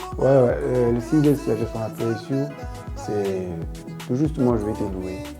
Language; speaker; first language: French; non-native, local second language; Lingala